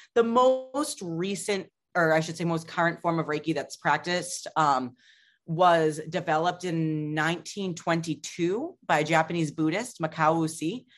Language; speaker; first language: English; native; English